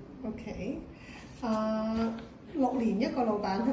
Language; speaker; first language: Cantonese; native; Cantonese